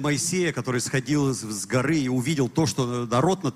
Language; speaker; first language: Russian; native; Russian